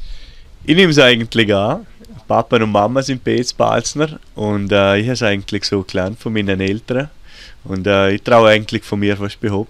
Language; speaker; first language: German; native; German